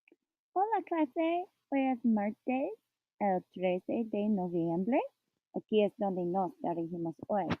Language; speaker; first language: Spanish; non-native, learner; English